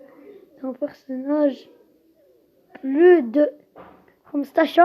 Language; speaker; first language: French; non-native, local second language; Arabic